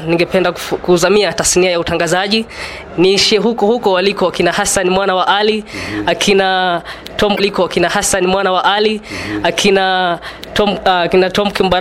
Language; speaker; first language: Swahili; native; Swahili